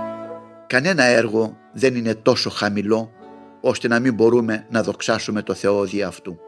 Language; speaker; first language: Greek; native; Greek